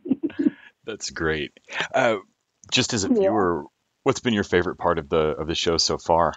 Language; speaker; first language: English; native; English